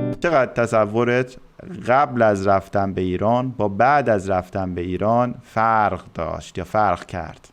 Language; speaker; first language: Persian; native; Persian